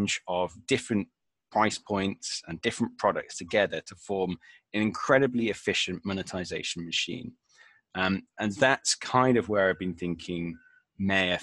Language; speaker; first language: English; native; English